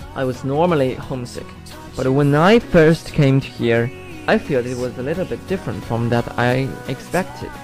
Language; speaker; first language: English; non-native, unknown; Chinese